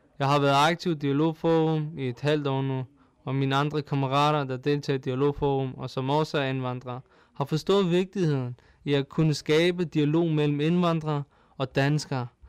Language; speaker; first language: Danish; early bilingual, other home language; Turkish